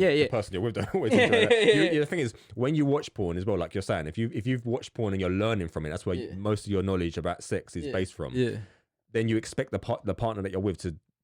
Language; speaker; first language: English; native; English